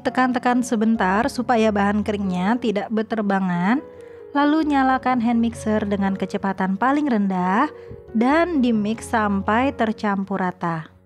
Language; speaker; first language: Indonesian; native; Indonesian